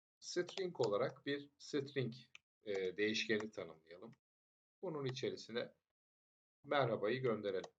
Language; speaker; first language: Turkish; native; Turkish